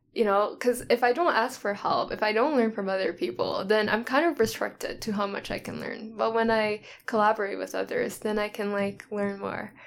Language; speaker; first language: English; early bilingual, other home language; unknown